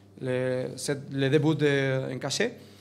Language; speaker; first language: French; non-native, learner; Catalan